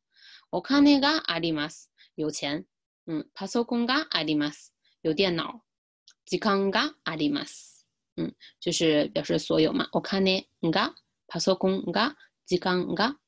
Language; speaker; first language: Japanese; non-native, fluent; Chinese